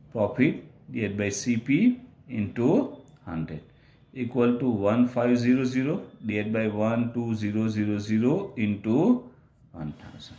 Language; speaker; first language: English; non-native, local second language; Gujarati